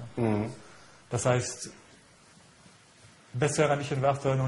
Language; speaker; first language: German; non-native, fluent; French